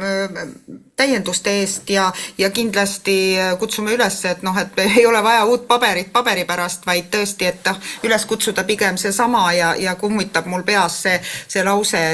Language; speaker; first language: Estonian; native; Estonian